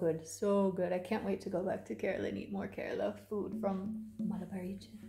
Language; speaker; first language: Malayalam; non-native, learner; English